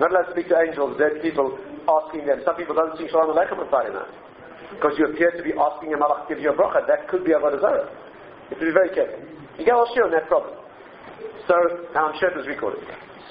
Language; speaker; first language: English; native; English